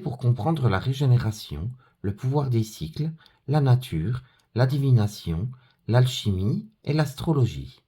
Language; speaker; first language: French; native; French